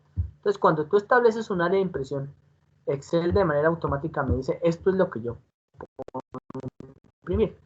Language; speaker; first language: Spanish; native; Spanish